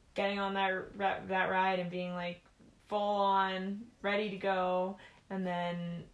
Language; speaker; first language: English; native; English